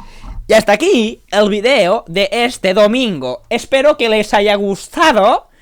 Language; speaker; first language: Spanish; non-native, local second language; Catalan